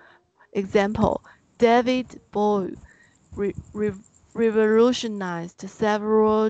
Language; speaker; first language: English; non-native, learner; Chinese